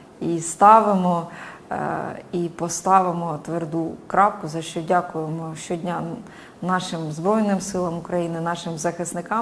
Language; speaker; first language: Ukrainian; native; Ukrainian